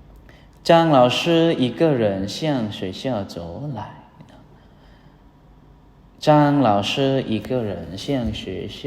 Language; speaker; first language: Chinese; non-native, fluent; Lao